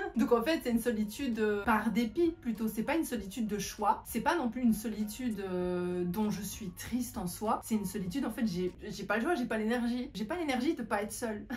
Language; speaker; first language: French; native; French